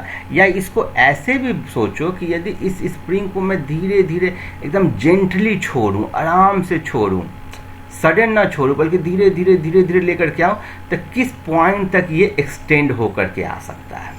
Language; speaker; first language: Hindi; native; Hindi